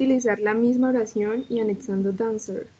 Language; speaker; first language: Spanish; native; Spanish